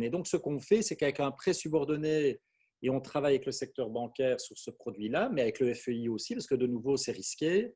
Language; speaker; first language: French; native; French